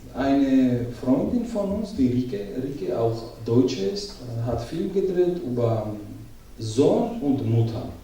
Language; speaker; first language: German; non-native, learner; Georgian